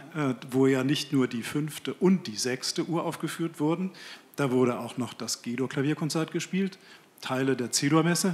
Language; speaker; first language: German; native; German